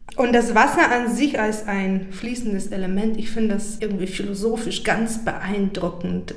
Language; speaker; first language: German; non-native, fluent; Bulgarian